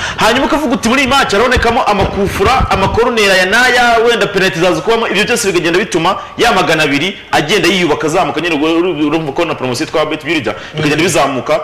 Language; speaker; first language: Kinyarwanda; native; Kinyarwanda